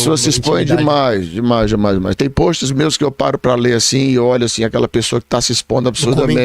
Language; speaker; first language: Portuguese; native; Portuguese